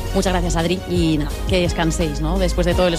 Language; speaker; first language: Spanish; native; Spanish